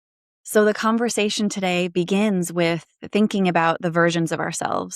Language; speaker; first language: English; native; English